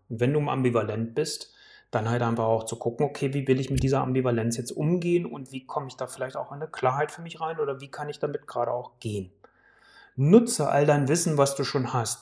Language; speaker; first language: German; native; German